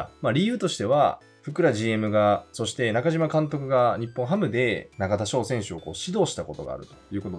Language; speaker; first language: Japanese; native; Japanese